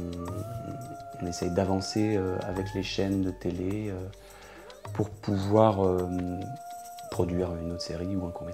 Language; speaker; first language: French; native; French